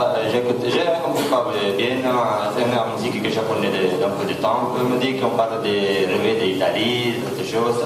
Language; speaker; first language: French; non-native, learner; Italian